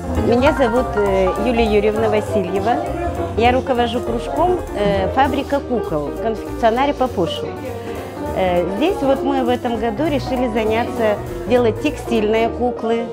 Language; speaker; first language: Russian; native; Russian